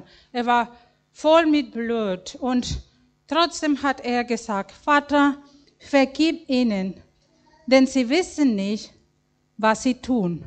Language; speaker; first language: German; non-native, fluent; Spanish